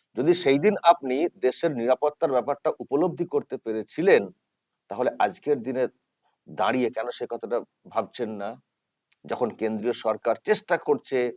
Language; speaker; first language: Bangla; native; Bangla